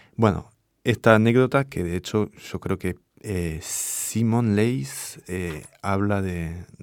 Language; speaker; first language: Spanish; non-native, fluent; French